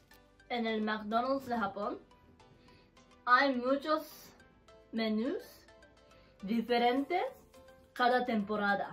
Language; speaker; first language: Spanish; non-native, learner; Japanese